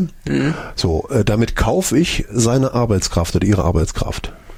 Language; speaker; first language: German; native; German